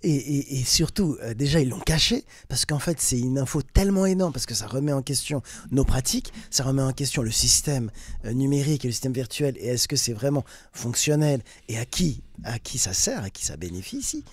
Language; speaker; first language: French; native; French